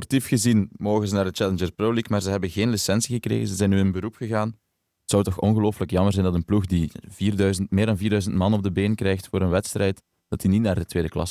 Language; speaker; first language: Dutch; native; Dutch